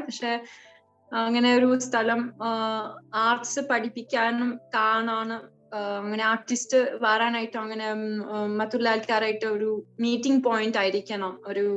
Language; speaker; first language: Malayalam; non-native, fluent; French